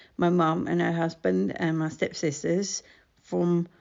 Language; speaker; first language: English; native; English